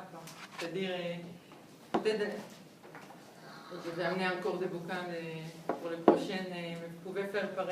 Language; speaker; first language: French; non-native, fluent; Hebrew